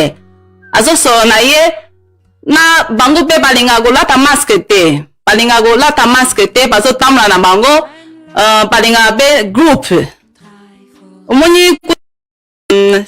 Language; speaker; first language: Lingala; non-native, fluent; Chinese